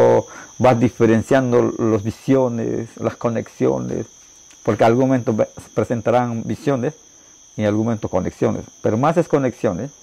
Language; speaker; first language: Spanish; non-native, local second language; Shipibo-Conibo